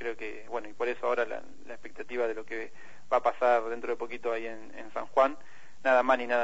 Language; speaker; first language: Spanish; native; Spanish